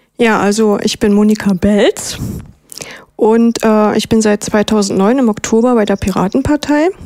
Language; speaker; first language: German; native; German